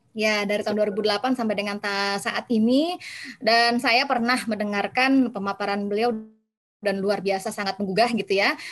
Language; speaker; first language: Indonesian; native; Indonesian